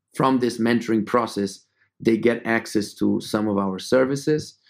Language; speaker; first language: English; non-native, fluent; Portuguese